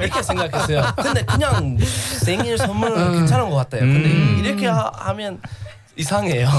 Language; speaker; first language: Korean; non-native, learner; English